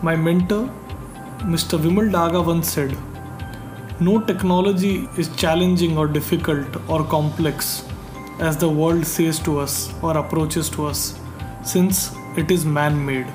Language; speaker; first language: English; non-native, local second language; Hindi